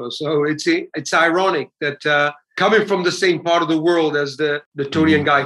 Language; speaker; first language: English; native; English